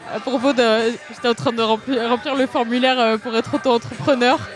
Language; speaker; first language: French; native; French